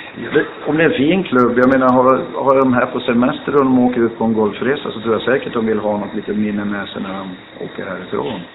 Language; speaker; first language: Swedish; native; Swedish